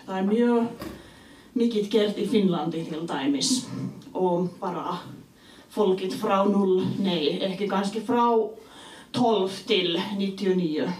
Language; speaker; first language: Icelandic; non-native, fluent; Swedish